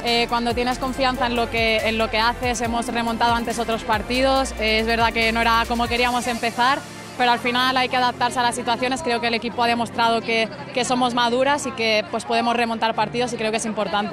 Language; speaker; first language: Spanish; native; Spanish